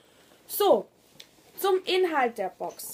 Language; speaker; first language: German; native; German